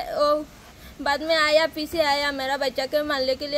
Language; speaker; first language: Hindi; non-native, local second language; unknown